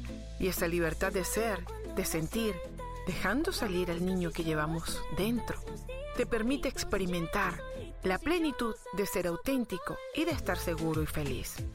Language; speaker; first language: Spanish; native; Spanish